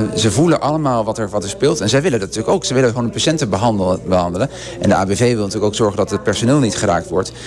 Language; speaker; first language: Dutch; non-native, local second language; Papiamento